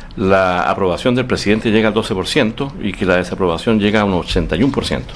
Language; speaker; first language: Spanish; native; Spanish